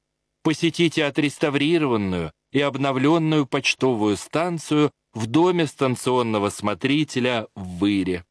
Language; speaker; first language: Russian; native; Russian